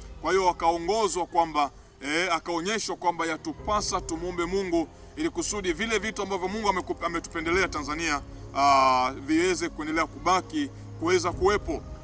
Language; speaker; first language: Swahili; native; Swahili